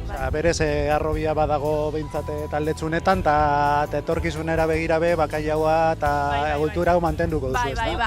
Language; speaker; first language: Basque; native; Basque